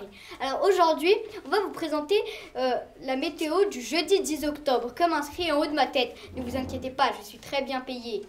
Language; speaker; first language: French; native; French